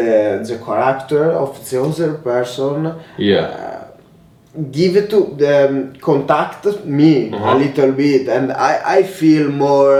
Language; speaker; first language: English; non-native, learner; Italian